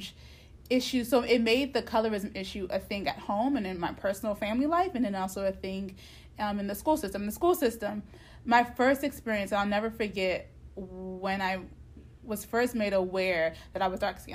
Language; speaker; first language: English; native; English